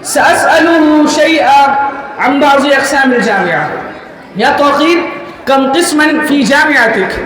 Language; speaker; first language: Arabic; non-native, learner; Urdu